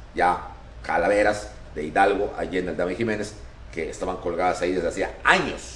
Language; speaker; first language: Spanish; native; Spanish